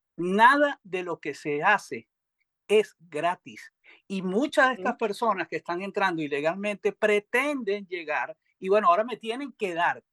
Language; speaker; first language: Spanish; native; Spanish